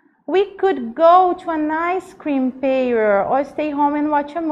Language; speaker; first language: English; non-native, fluent; Portuguese